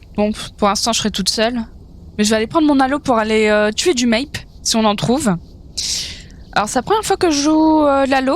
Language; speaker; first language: French; native; French